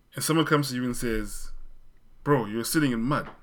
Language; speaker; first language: English; non-native, local second language; Shona